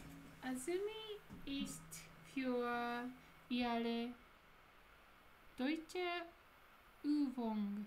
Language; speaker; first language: German; non-native, learner; Japanese